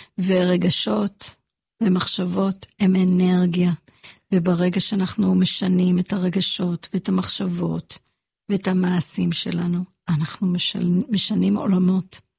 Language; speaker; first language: Hebrew; early bilingual, other home language; English